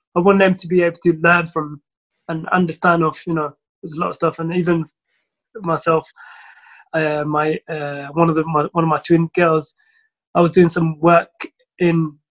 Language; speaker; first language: English; early bilingual, other home language; Somali